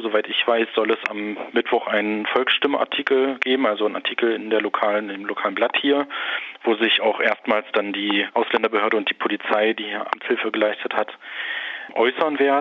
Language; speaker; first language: German; native; German